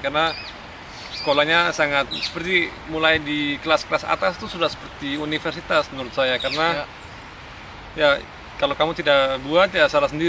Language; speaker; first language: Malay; early bilingual, other home language; German